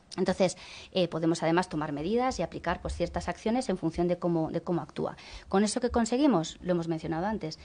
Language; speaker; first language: Spanish; native; Spanish